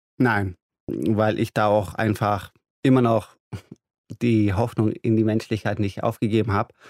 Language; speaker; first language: German; native; German